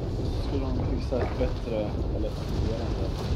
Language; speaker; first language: Swedish; native; Swedish